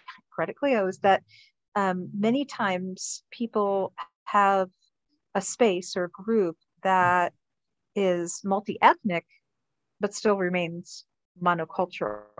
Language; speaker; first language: English; native; English